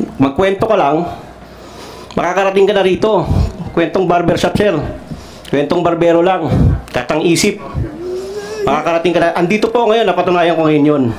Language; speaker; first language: Filipino; non-native, local second language; Cebuano